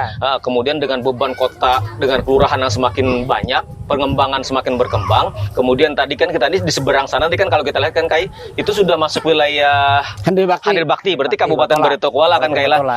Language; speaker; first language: Indonesian; native; Indonesian